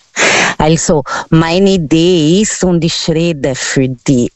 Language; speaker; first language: German; non-native, learner; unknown